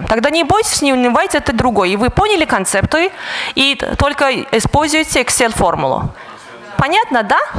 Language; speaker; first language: Russian; non-native, fluent; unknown